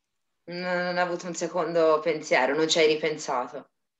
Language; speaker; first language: Italian; native; Italian